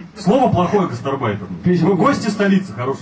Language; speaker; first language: Russian; native; Russian